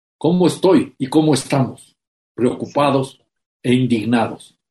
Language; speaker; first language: Spanish; native; Spanish